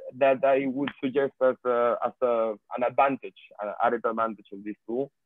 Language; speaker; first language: English; non-native, fluent; Spanish